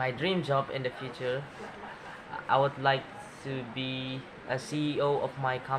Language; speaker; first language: English; non-native, learner; Indonesian